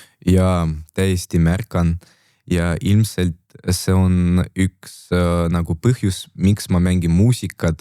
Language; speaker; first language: Estonian; non-native, local second language; Russian